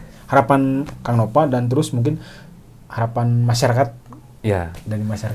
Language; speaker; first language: Indonesian; non-native, local second language; Sundanese